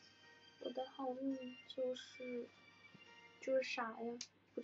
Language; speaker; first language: Chinese; native; Chinese